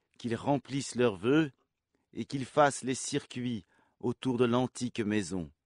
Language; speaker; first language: French; native; French